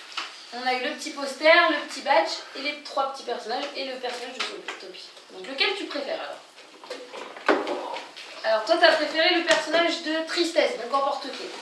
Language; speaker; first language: French; native; French